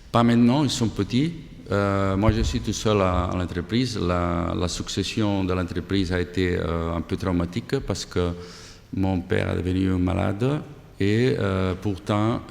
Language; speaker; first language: French; non-native, fluent; Catalan